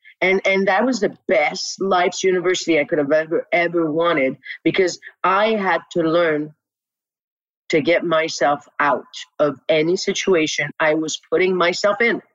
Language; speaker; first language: English; non-native, local second language; French